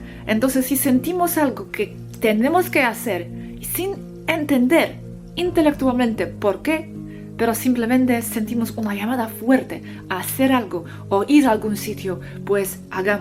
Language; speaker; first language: Spanish; non-native, fluent; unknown